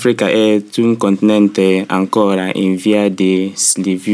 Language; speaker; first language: Italian; non-native, learner; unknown